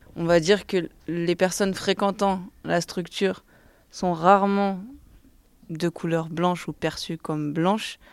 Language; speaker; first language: French; native; French